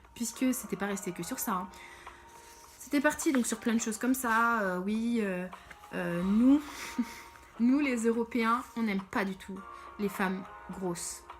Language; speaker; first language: French; early bilingual, other home language; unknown